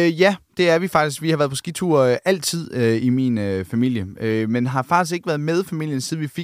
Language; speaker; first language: Danish; native; Danish